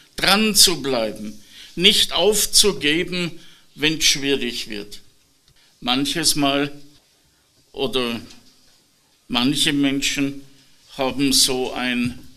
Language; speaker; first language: German; native; German